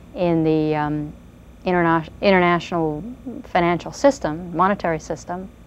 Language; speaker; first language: English; native; English